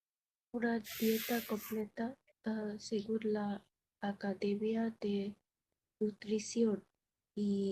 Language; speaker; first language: Spanish; non-native, learner; Bangla